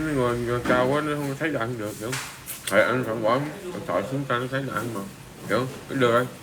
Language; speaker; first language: Vietnamese; early bilingual, heritage; Vietnamese